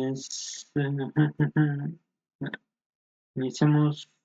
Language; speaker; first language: Spanish; native; Spanish